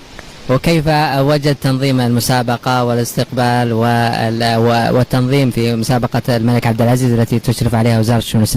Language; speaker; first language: Arabic; native; Arabic